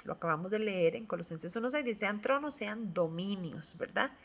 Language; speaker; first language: Spanish; native; Spanish